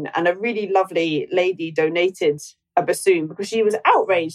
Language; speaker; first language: English; native; English